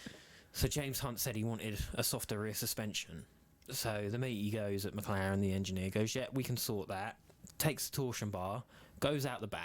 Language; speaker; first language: English; native; English